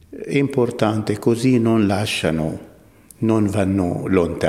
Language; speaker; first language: Italian; non-native, fluent; Arabic